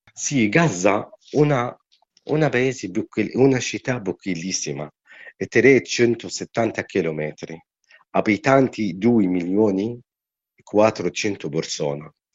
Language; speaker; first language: Italian; non-native, learner; Arabic